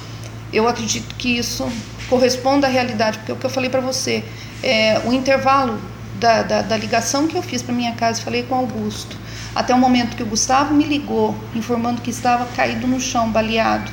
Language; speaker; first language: Portuguese; native; Portuguese